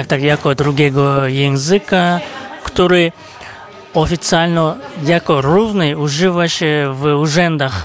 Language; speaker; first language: Polish; non-native, fluent; Kazakh